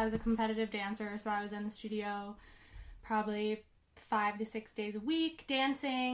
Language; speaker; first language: English; native; English